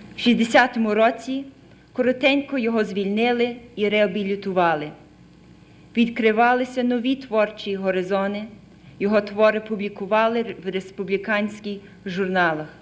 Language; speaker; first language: Ukrainian; early bilingual, heritage; Ukrainian